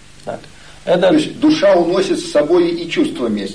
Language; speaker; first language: Russian; native; Russian